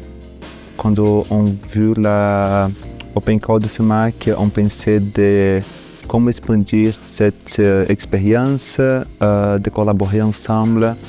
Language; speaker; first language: French; non-native, fluent; Portuguese